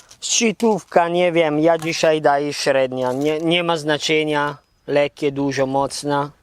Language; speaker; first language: Polish; non-native, learner; Italian